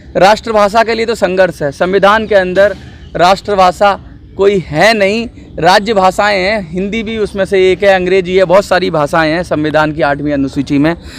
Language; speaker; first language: Hindi; native; Hindi